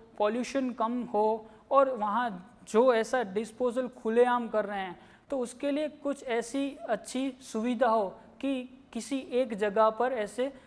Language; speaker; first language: Hindi; non-native, local second language; Gujarati